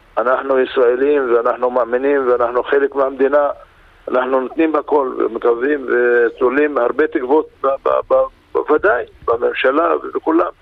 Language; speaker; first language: Hebrew; non-native, local second language; Arabic